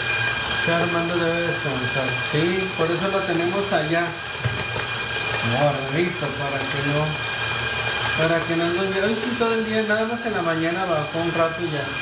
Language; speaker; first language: Spanish; native; Spanish